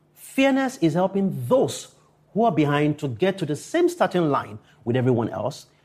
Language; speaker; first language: English; non-native, local second language; Yoruba